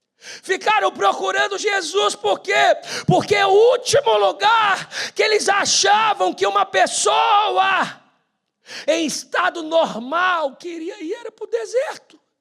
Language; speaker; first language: Portuguese; native; Portuguese